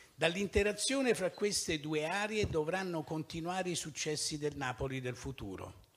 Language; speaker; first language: Italian; native; Italian